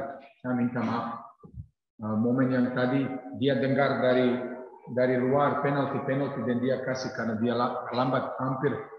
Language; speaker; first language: Indonesian; non-native, learner; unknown